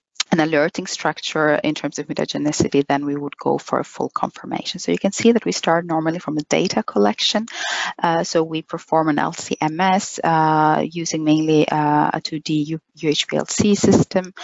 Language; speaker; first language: English; non-native, fluent; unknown